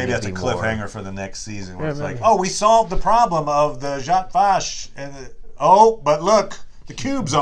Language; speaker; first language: English; native; English